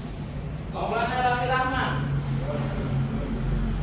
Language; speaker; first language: English; non-native, learner; Indonesian